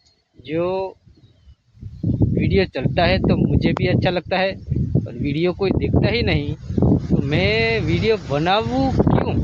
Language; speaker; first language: Hindi; non-native, local second language; Gujarati